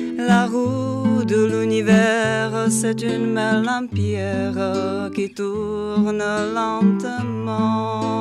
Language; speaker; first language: French; non-native, fluent; Czech